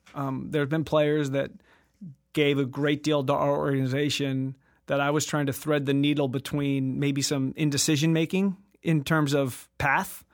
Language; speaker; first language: English; native; English